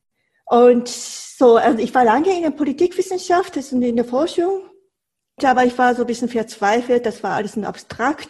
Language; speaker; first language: German; non-native, fluent; Japanese